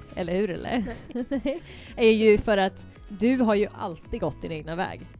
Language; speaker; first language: Swedish; native; Swedish